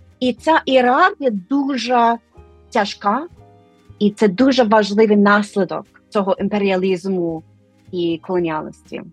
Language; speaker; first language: Ukrainian; non-native, fluent; English